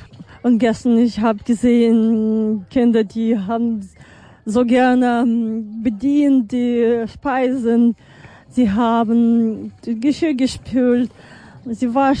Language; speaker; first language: German; non-native, fluent; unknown